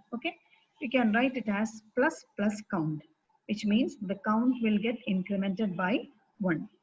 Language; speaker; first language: English; non-native, local second language; Malayalam